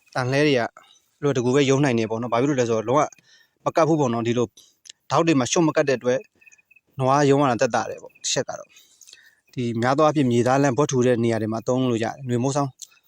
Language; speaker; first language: Burmese; native; Burmese